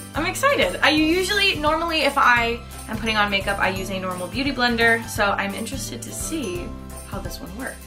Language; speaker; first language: English; native; English